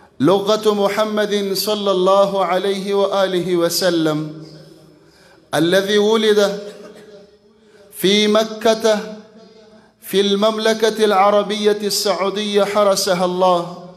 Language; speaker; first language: Arabic; non-native, fluent; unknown